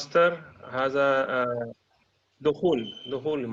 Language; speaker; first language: Arabic; non-native, learner; Urdu